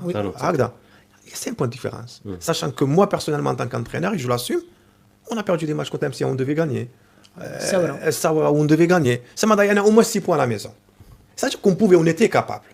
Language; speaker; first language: French; native; French